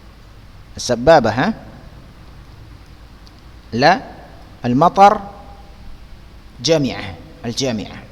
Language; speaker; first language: Arabic; non-native, fluent; Indonesian